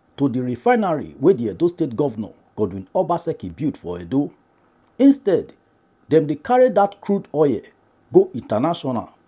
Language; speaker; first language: Nigerian Pidgin; native; Nigerian Pidgin